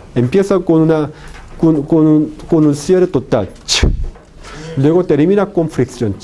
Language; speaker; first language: Spanish; non-native, fluent; Korean